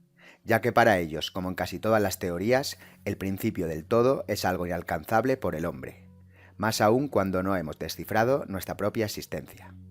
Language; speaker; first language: Spanish; native; Spanish